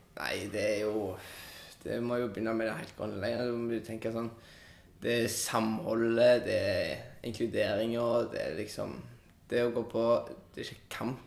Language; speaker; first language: Norwegian; native; Norwegian